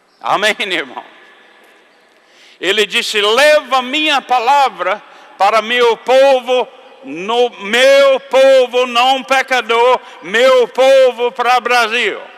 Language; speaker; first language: Portuguese; non-native, fluent; English